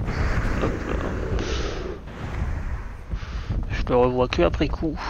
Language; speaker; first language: French; native; French